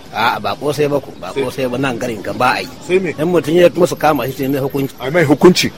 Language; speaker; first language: Hausa; non-native, local second language; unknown